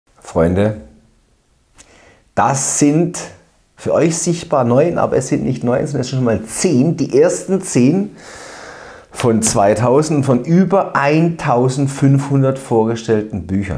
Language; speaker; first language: German; native; German